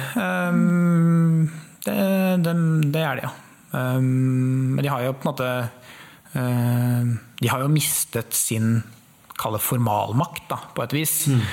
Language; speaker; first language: Norwegian; native; Norwegian